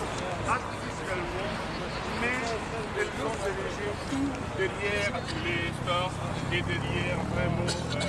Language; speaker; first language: French; non-native, fluent; Arabic